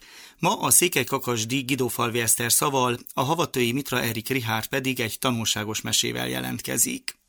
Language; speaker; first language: Hungarian; native; Hungarian